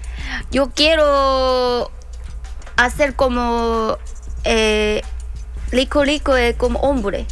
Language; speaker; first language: Spanish; non-native, learner; Korean